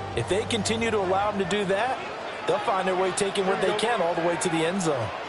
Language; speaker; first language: English; native; English